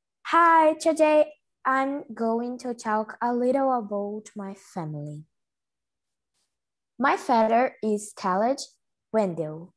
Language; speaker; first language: English; non-native, learner; Portuguese